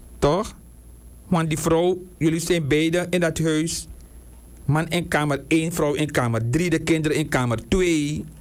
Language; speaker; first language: Dutch; native; Dutch